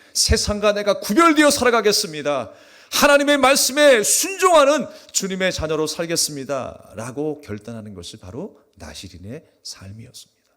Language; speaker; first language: Korean; native; Korean